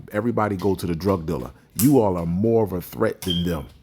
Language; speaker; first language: English; native; English